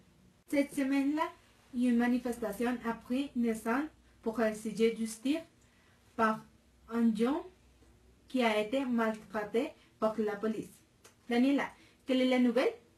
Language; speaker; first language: French; non-native, learner; Spanish